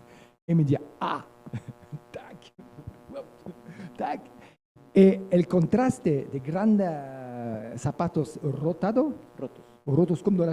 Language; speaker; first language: Spanish; non-native, learner; French